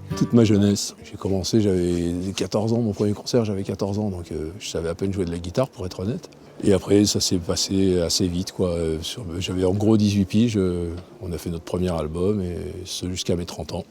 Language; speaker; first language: French; native; French